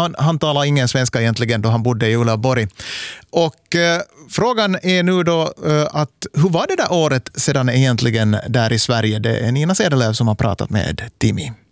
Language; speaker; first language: Swedish; native; Swedish